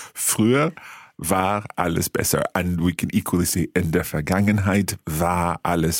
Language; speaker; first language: German; non-native, learner; English